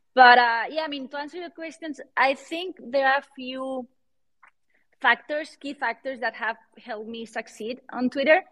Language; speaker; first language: English; non-native, fluent; Spanish